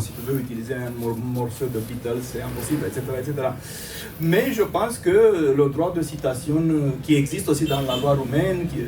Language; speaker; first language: French; non-native, fluent; Romanian